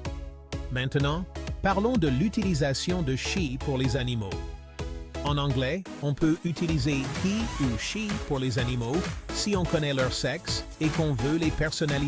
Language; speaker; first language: French; non-native, local second language; Haitian Creole